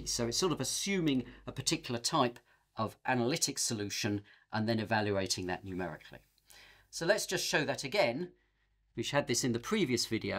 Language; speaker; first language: English; native; English